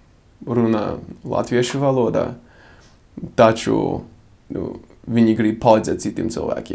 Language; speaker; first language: Latvian; non-native, fluent; English